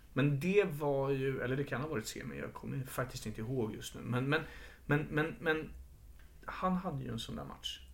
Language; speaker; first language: Swedish; native; Swedish